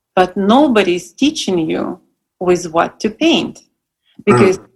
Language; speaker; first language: English; non-native, fluent; Russian